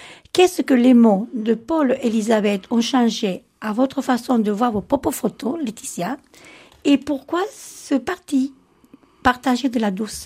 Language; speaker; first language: French; native; French